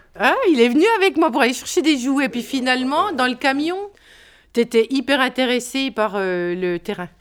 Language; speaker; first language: French; native; French